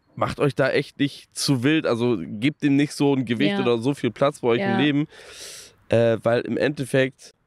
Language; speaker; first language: German; native; German